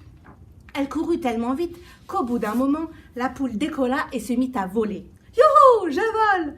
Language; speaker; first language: French; native; French